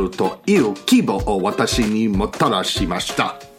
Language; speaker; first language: Japanese; non-native, learner; English